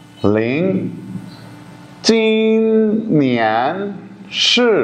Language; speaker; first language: Chinese; non-native, learner; Urdu